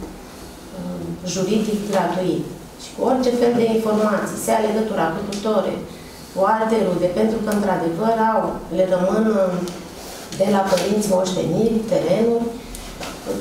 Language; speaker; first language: Romanian; native; Romanian